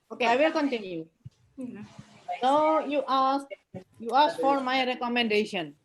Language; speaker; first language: English; non-native, fluent; Indonesian